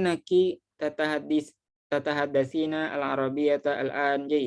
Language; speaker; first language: Arabic; non-native, fluent; Indonesian